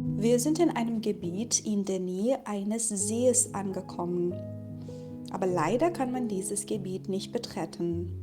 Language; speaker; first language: German; non-native, fluent; Persian